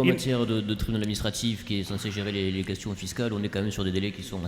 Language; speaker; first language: French; native; French